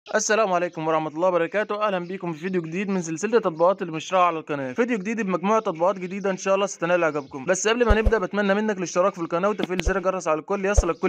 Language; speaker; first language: Arabic; native; Arabic